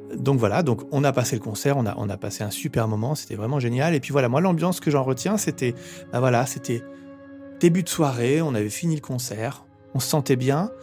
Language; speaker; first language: French; native; French